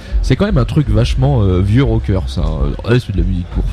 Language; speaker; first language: French; native; French